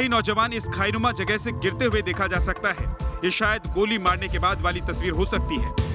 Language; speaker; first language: Hindi; native; Hindi